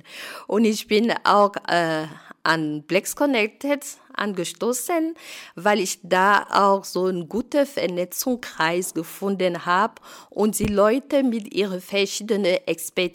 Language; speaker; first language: German; non-native, fluent; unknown